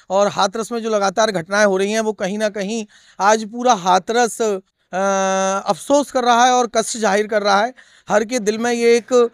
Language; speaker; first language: Hindi; native; Hindi